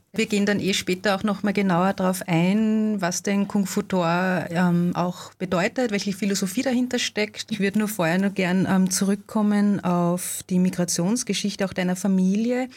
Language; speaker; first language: German; native; German